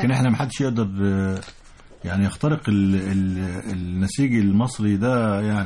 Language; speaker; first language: Arabic; native; Arabic